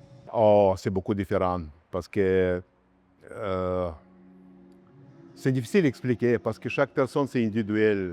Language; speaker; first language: French; non-native, learner; Russian